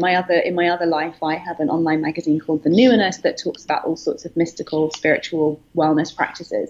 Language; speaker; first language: English; native; English